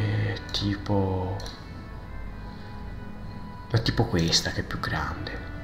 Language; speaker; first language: Italian; native; Italian